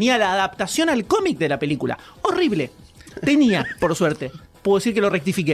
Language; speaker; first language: Spanish; native; Spanish